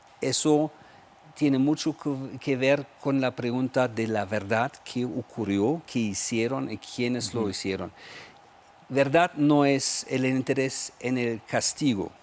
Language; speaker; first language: Spanish; non-native, fluent; German